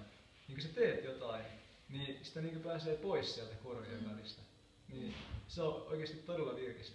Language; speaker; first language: Finnish; native; Finnish